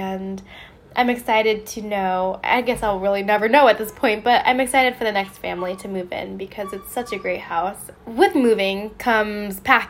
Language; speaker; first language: English; native; English